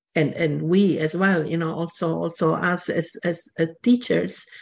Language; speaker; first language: English; non-native, fluent; Italian